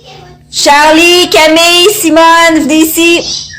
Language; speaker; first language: French; native; French